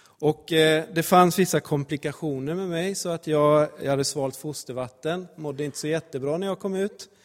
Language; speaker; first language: Swedish; native; Swedish